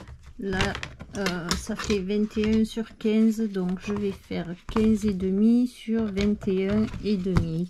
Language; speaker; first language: French; native; French